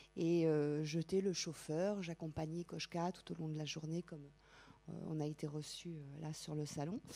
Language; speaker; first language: French; native; French